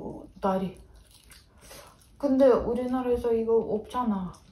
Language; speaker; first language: Korean; non-native, learner; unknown